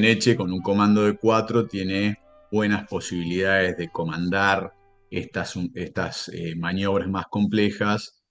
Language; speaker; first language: Spanish; native; Spanish